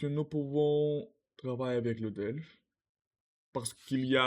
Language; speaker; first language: French; non-native, learner; Russian